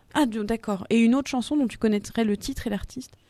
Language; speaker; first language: French; native; French